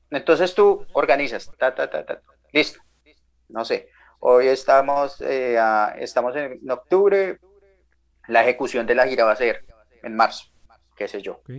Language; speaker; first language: Spanish; native; Spanish